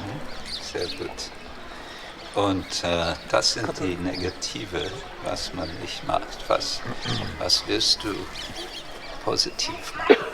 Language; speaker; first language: German; non-native, fluent; English